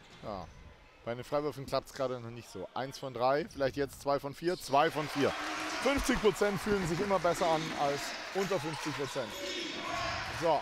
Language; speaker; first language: German; native; German